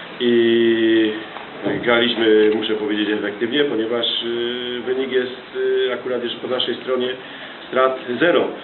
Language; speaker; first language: Polish; native; Polish